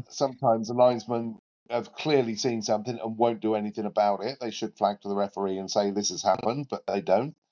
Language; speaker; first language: English; native; English